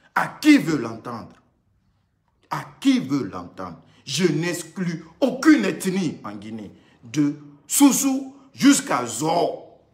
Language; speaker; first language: French; non-native, local second language; Susu